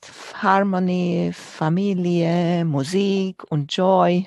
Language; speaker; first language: German; non-native, fluent; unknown